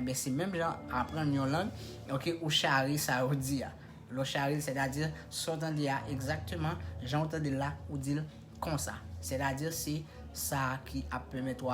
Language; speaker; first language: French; non-native, local second language; Haitian Creole